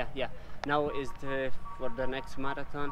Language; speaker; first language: English; non-native, learner; Italian